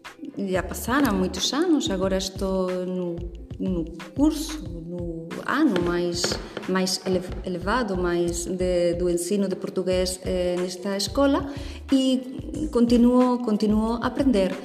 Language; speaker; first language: Portuguese; non-native, fluent; Spanish